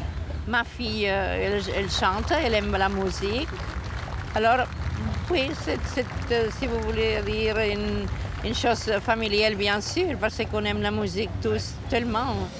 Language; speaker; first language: French; non-native, fluent; Spanish